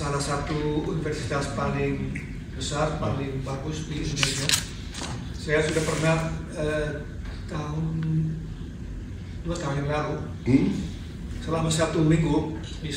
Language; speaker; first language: Indonesian; non-native, fluent; Dutch